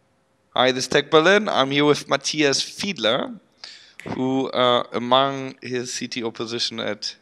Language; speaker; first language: English; non-native, fluent; German